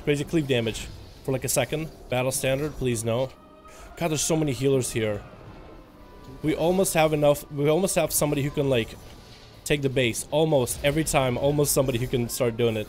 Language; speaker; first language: English; native; English